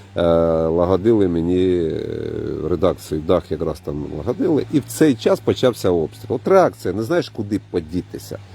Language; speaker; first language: Ukrainian; native; Ukrainian